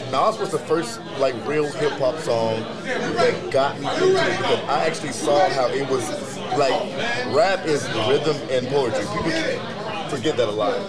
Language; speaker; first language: English; native; English